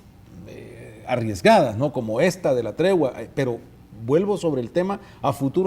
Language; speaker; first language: Spanish; native; Spanish